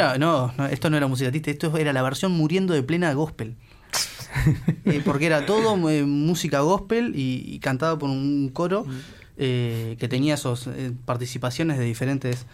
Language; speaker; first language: Spanish; native; Spanish